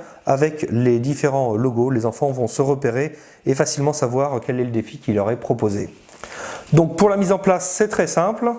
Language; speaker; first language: French; native; French